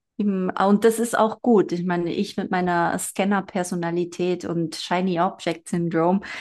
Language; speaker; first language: German; non-native, fluent; Spanish